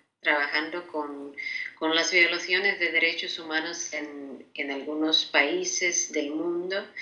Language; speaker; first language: Spanish; non-native, fluent; Ukrainian